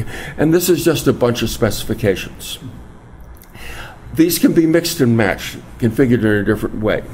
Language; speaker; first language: English; native; English